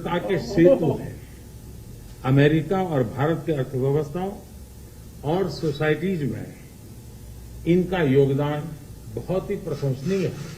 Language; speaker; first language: Hindi; native; Hindi